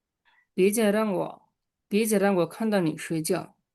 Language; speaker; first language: Chinese; non-native, fluent; Bangla